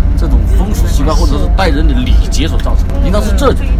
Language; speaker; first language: Chinese; native; Chinese